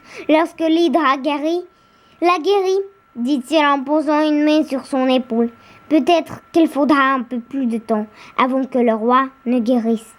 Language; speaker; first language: French; native; French